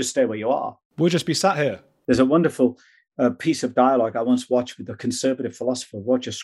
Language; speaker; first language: English; native; English